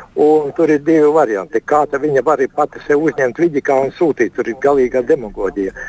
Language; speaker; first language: Latvian; non-native, local second language; Russian